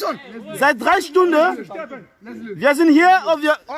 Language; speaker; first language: German; non-native, fluent; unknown